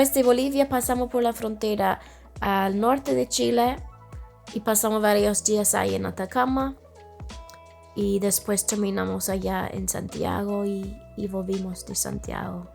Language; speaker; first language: Spanish; non-native, fluent; English